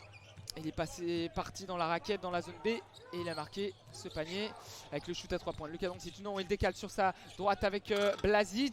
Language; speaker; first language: French; native; French